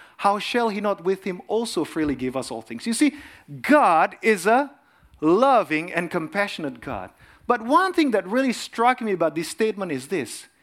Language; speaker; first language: English; non-native, fluent; Indonesian